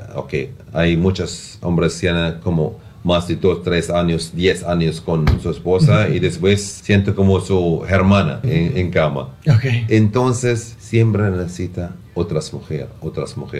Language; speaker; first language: Spanish; non-native, learner; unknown